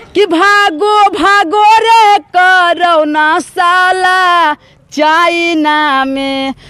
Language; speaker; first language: Hindi; native; Hindi